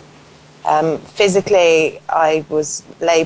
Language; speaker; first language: English; native; English